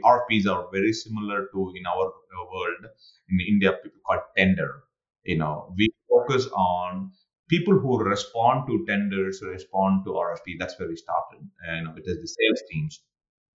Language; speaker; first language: English; non-native, local second language; Tamil